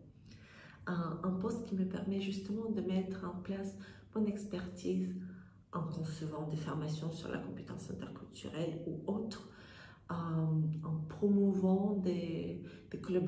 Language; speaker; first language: French; non-native, fluent; Russian